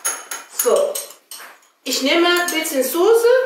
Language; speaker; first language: German; non-native, fluent; Chinese